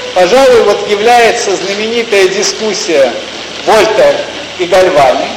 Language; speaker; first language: Russian; native; Russian